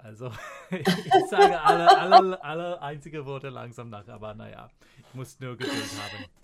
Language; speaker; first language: German; non-native, fluent; English